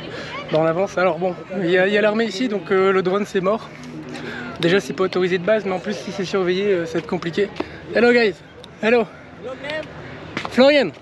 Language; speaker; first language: French; native; French